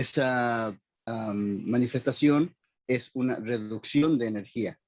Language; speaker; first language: Spanish; native; Spanish